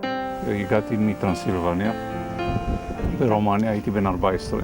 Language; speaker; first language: Hebrew; non-native, fluent; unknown